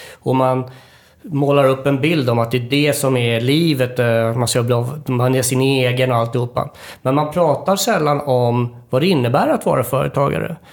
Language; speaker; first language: Swedish; native; Swedish